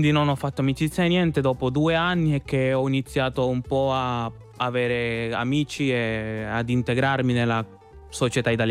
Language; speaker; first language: Italian; non-native, fluent; Spanish